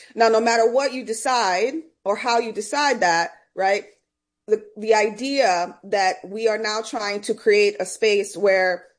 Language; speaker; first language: English; early bilingual, other home language; Spanish